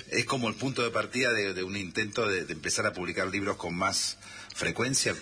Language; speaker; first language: Spanish; native; Spanish